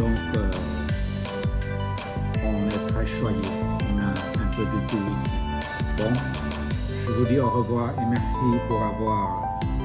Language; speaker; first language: French; non-native, fluent; Vietnamese